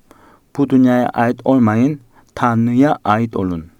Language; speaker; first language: Turkish; non-native, fluent; Korean